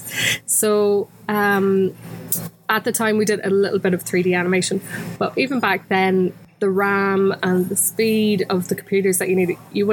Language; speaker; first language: English; native; English